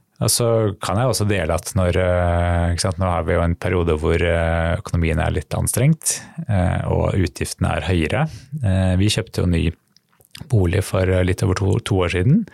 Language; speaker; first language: Norwegian; native; Norwegian